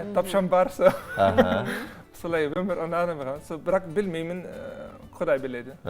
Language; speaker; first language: Kazakh; non-native, learner; Dutch